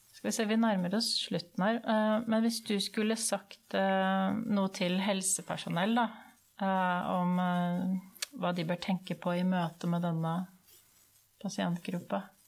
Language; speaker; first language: Norwegian; native; Norwegian